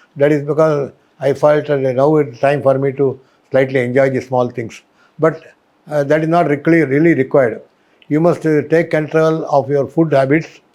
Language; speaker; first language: English; non-native, local second language; Tamil